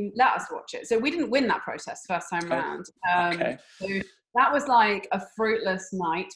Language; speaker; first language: English; native; English